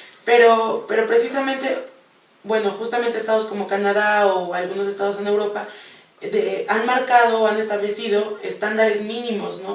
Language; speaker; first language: Spanish; native; Spanish